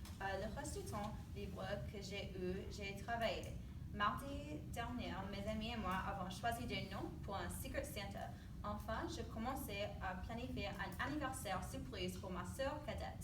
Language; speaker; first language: French; non-native, learner; English